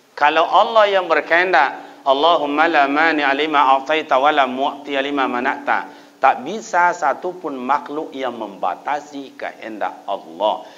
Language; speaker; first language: Malay; non-native, local second language; Minangkabau